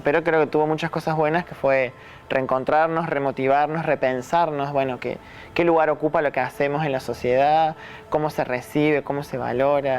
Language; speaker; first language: Spanish; native; Spanish